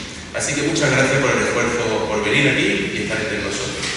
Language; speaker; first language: Spanish; native; Spanish